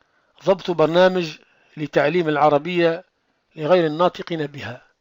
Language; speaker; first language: Arabic; non-native, fluent; French